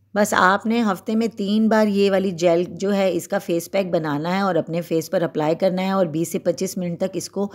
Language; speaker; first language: Hindi; native; Hindi